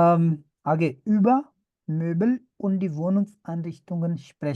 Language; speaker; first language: German; non-native, fluent; Hindi